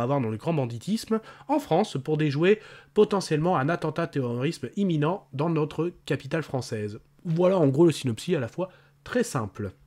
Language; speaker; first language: French; native; French